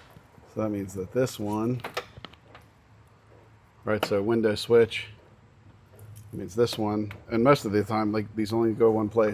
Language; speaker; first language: English; native; English